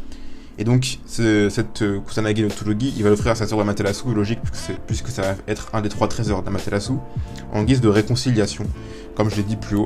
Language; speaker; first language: French; native; French